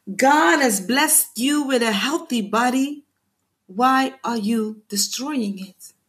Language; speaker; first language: English; non-native, fluent; Papiamento